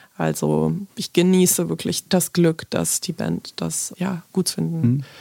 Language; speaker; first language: German; early bilingual, other home language; Polish